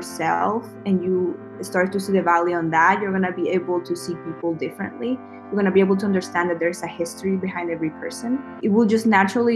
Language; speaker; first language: English; non-native, fluent; Spanish